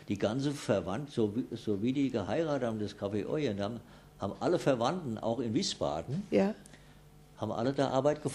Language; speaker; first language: German; native; German